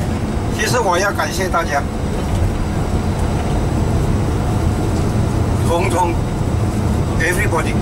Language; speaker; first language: Chinese; native; Chinese